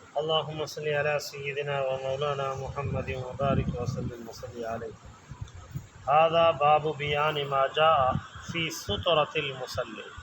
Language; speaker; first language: Urdu; non-native, local second language; Baluchi